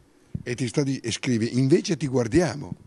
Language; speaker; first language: Italian; native; Italian